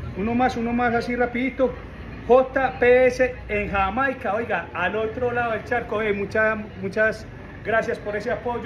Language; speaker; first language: Spanish; native; Spanish